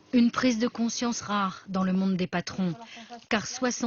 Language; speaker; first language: French; native; French